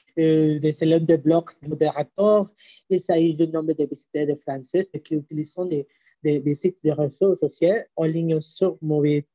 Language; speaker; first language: French; non-native, learner; Spanish